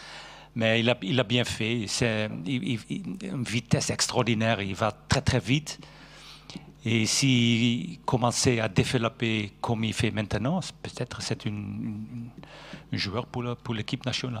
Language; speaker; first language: French; non-native, fluent; Dutch